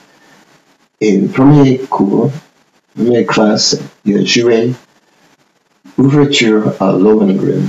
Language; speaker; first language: French; non-native, fluent; English